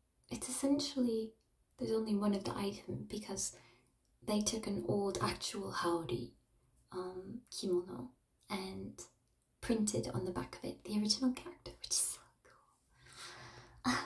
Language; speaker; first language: English; native; English